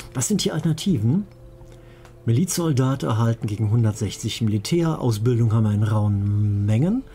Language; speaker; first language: German; native; German